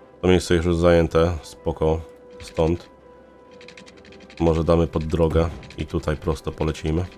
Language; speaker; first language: Polish; native; Polish